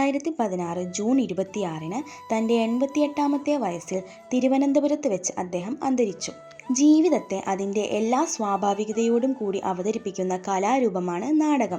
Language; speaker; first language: Malayalam; native; Malayalam